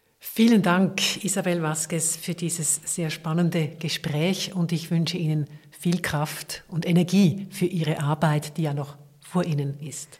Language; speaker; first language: German; native; German